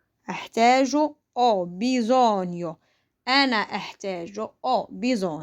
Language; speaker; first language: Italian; non-native, fluent; Arabic